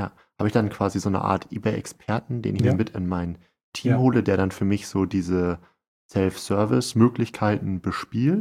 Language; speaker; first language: German; native; German